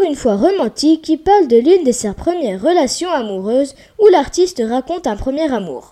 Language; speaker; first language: French; native; French